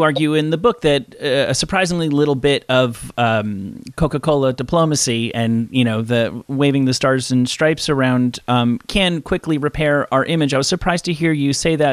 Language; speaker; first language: English; native; English